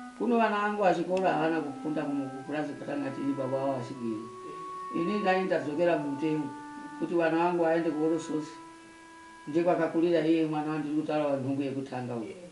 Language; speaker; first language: Shona; early bilingual, other home language; Nyanja